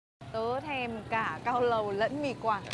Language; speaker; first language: Vietnamese; native; Vietnamese